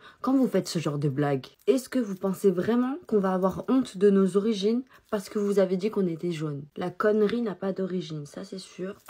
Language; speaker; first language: French; early bilingual, other home language; Chinese